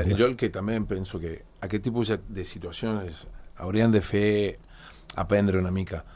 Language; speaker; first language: Catalan; non-native, fluent; Spanish